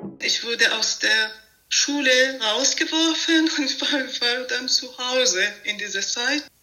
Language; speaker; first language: German; non-native, fluent; Persian